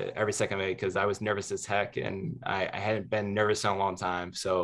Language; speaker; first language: English; native; English